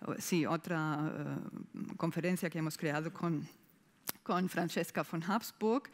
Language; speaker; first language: Spanish; non-native, fluent; German